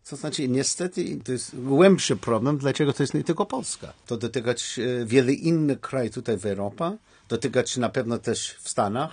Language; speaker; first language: Polish; non-native, learner; English